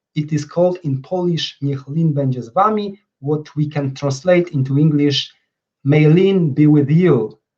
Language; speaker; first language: English; non-native, fluent; Polish